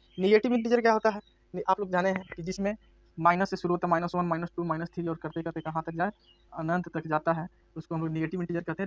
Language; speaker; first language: Hindi; native; Hindi